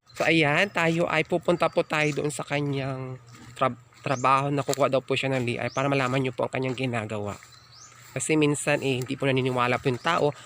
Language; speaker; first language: Filipino; non-native, local second language; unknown